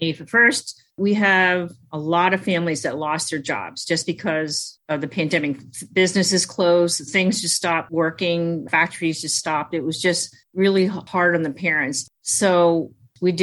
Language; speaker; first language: English; early bilingual, other home language; Chinese